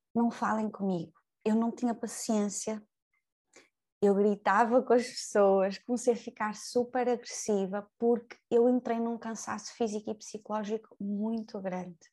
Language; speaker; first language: Portuguese; native; Portuguese